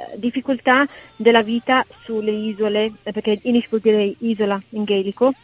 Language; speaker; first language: Italian; non-native, fluent; English